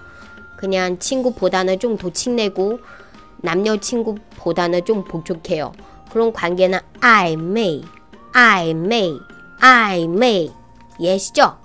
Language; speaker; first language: Korean; non-native, fluent; Chinese